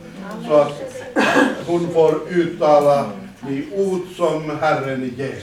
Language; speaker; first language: Swedish; non-native, fluent; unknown